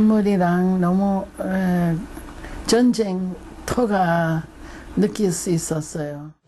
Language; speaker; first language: Korean; non-native, fluent; English